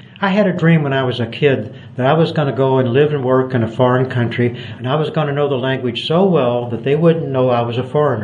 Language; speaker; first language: English; native; English